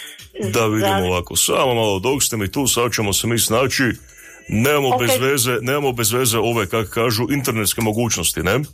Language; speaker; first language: Serbian; native; Serbian